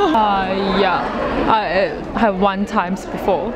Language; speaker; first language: English; non-native, learner; Chinese